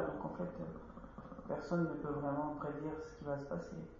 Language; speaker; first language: French; native; French